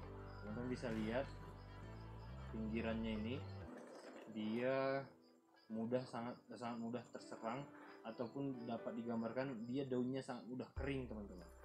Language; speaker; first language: Indonesian; native; Indonesian